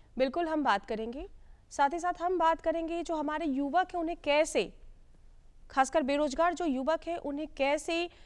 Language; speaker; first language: Hindi; native; Hindi